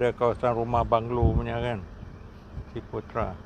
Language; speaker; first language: Malay; native; Malay